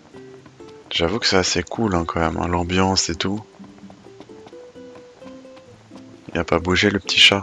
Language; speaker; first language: French; native; French